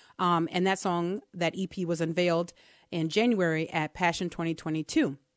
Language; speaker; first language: English; native; English